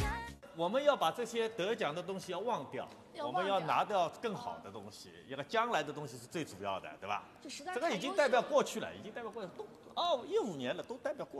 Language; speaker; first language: Chinese; native; Chinese